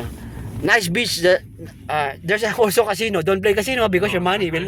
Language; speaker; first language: English; non-native, local second language; Filipino